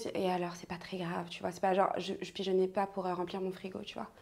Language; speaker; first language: French; native; French